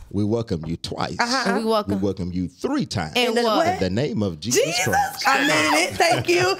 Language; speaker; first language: English; native; English